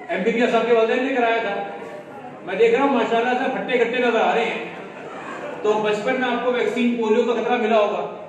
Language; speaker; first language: Urdu; non-native, local second language; Sindhi